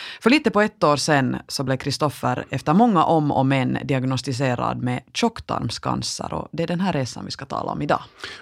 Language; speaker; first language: Swedish; native; Swedish